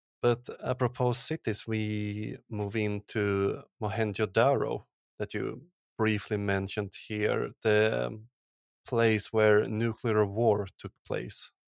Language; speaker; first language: English; non-native, fluent; Swedish